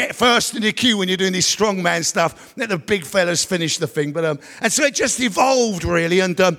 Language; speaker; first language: English; native; English